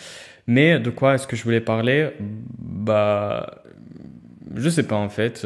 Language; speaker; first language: French; non-native, fluent; Russian